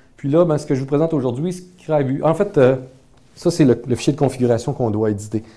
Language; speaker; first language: French; native; French